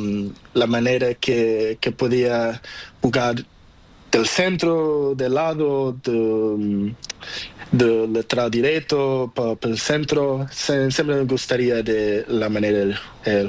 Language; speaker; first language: Spanish; non-native, learner; Portuguese